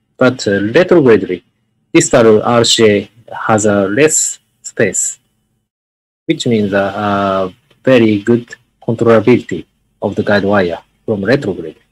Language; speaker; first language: English; non-native, learner; Japanese